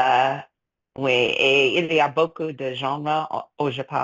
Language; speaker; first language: French; non-native, fluent; English